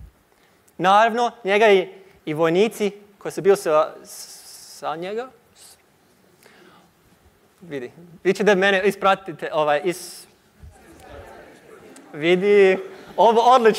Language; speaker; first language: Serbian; non-native, learner; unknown